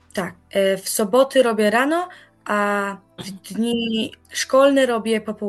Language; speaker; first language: Polish; early bilingual, heritage; Polish